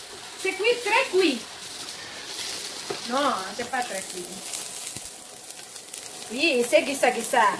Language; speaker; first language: French; non-native, learner; Filipino